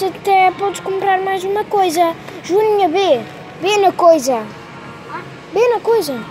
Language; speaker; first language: Portuguese; early bilingual, heritage; Portuguese